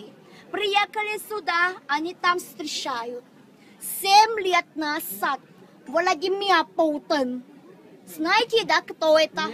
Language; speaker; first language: Russian; non-native, learner; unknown